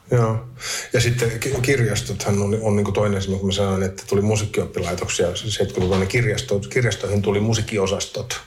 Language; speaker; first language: Finnish; native; Finnish